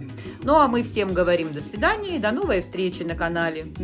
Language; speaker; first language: Russian; native; Russian